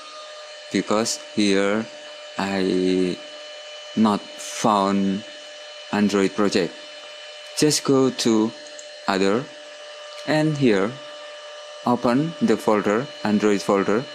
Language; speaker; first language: English; non-native, learner; Indonesian